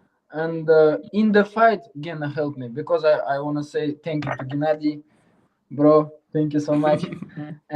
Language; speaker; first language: English; non-native, learner; Uzbek